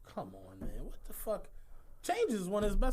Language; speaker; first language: English; native; English